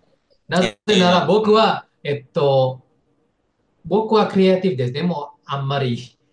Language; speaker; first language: Japanese; non-native, learner; Indonesian